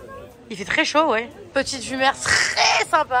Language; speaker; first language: French; native; French